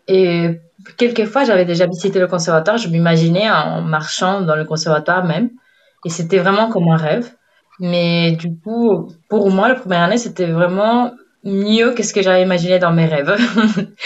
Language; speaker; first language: French; non-native, fluent; Spanish